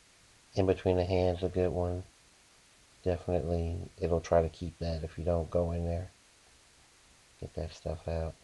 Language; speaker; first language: English; native; English